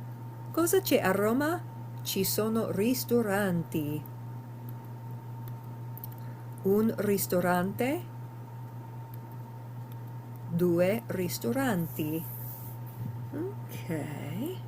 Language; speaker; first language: Italian; non-native, fluent; English